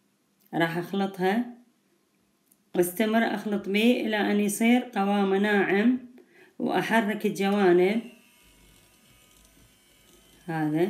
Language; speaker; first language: Arabic; native; Arabic